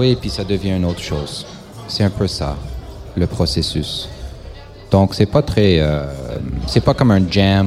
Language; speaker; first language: French; non-native, local second language; English